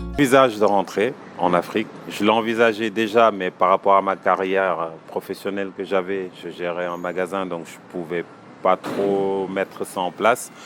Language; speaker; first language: French; non-native, local second language; Wolof